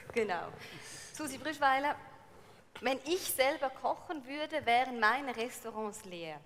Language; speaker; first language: German; native; German